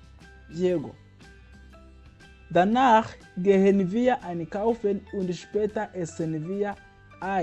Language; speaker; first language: German; non-native, fluent; Kinyarwanda